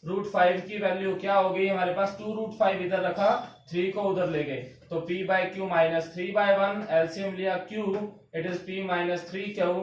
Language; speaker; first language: Hindi; native; Hindi